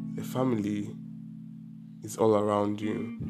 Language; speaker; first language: English; non-native, local second language; Igbo